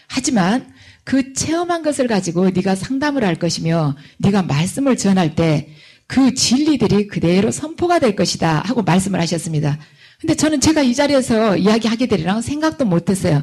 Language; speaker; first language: Korean; native; Korean